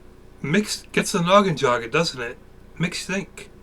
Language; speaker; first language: English; native; English